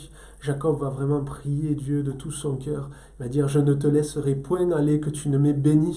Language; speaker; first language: French; native; French